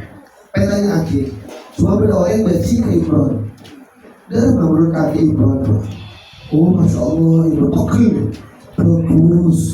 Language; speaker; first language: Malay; non-native, local second language; Javanese